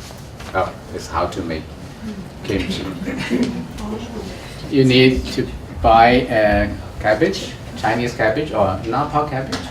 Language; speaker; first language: English; non-native, learner; Chinese